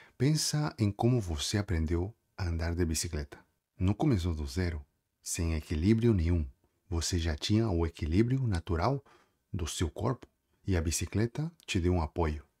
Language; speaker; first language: Portuguese; non-native, fluent; Spanish